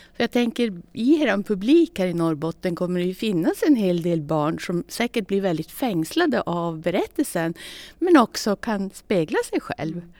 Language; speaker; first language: Swedish; native; Swedish